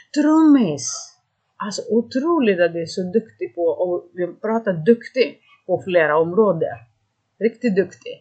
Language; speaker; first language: Swedish; non-native, fluent; Greek